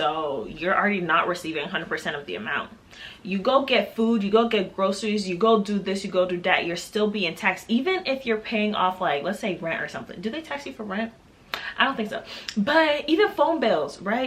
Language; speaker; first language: English; native; English